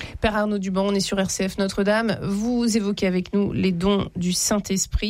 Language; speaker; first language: French; native; French